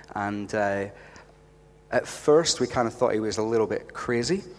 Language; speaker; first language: English; native; English